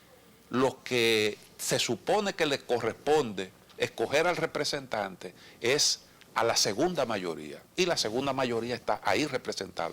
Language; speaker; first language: Spanish; native; Spanish